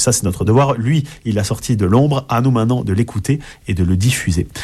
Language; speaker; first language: French; native; French